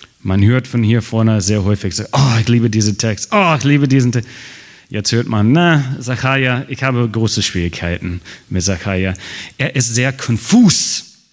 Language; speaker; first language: German; non-native, fluent; English